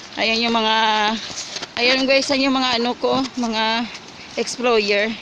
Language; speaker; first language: Filipino; non-native, local second language; Hiligaynon